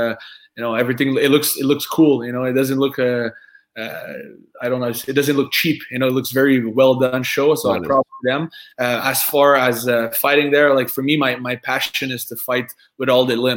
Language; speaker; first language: English; non-native, fluent; French